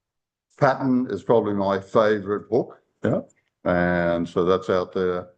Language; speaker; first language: English; native; English